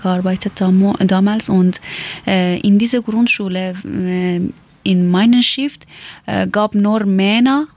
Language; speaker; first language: German; non-native, learner; Persian